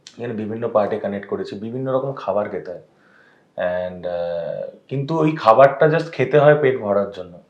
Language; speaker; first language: Bangla; native; Bangla